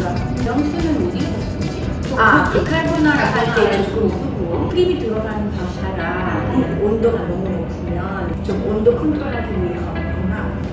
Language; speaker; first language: Korean; non-native, learner; Italian